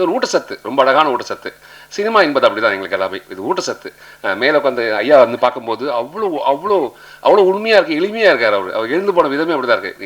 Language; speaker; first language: Tamil; native; Tamil